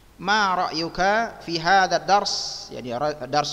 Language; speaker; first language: Arabic; non-native, fluent; Indonesian